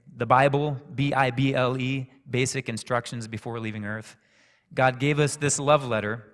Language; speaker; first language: English; native; English